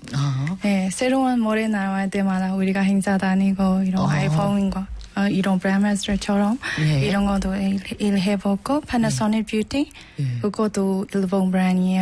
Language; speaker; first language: Korean; non-native, learner; Burmese